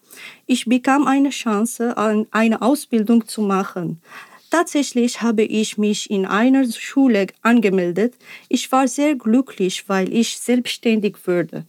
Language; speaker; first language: German; non-native, fluent; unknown